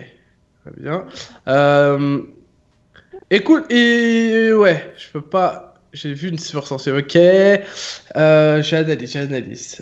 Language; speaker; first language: French; native; French